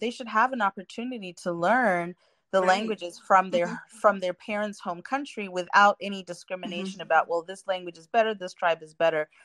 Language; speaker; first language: English; non-native, local second language; Shona